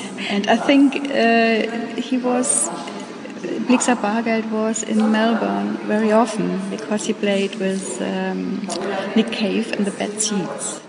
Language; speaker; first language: English; non-native, learner; German